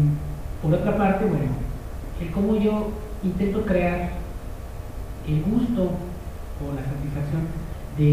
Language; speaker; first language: Spanish; native; Spanish